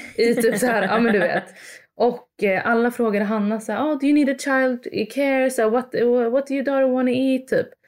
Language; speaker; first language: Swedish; early bilingual, other home language; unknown